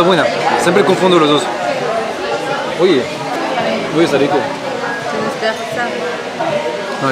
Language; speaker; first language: Spanish; non-native, fluent; French